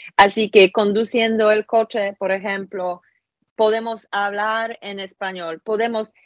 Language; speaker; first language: Spanish; non-native, fluent; Polish